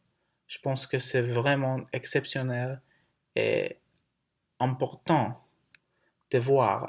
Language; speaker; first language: French; non-native, learner; English